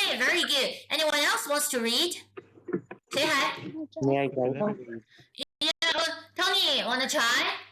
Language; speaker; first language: English; non-native, fluent; Chinese